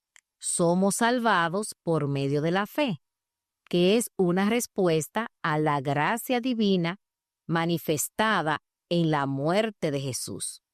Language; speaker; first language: Spanish; native; Spanish